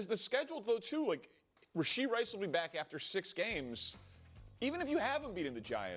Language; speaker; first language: English; native; English